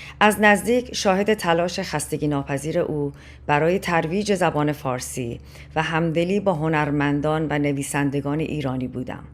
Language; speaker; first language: Persian; native; Persian